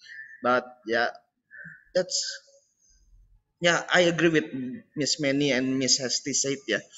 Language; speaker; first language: English; non-native, learner; Indonesian